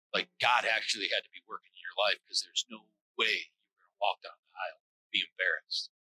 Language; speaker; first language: English; native; English